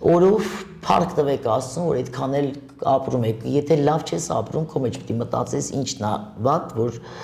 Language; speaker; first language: Armenian; native; Armenian